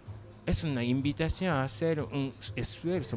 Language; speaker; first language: Spanish; non-native, learner; Japanese